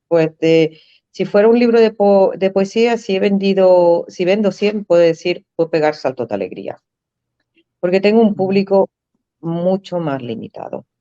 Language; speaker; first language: Spanish; native; Spanish